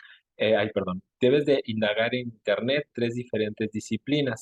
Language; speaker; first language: Spanish; native; Spanish